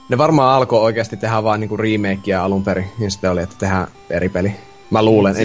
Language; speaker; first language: Finnish; native; Finnish